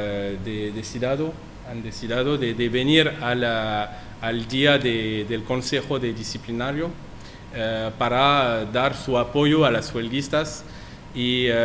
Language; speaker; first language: Spanish; non-native, learner; French